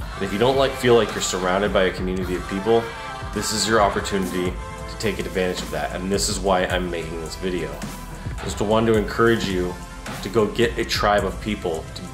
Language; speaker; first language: English; native; English